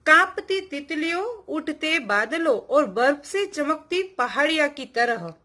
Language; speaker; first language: Hindi; non-native, local second language; Gujarati